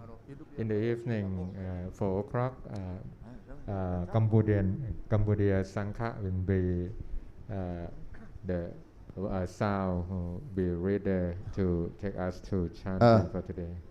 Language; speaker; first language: English; non-native, learner; Thai